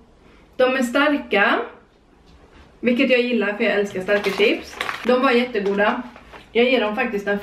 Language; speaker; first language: Swedish; native; Swedish